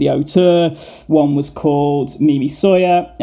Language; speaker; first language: English; native; English